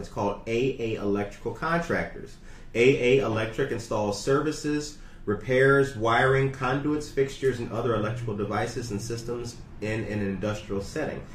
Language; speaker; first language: English; native; English